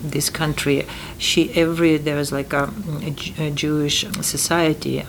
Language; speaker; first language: English; non-native, fluent; Uzbek